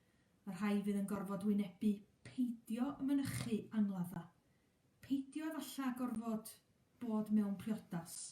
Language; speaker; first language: Welsh; native; Welsh